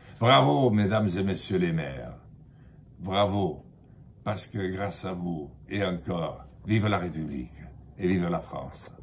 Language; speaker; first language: French; native; French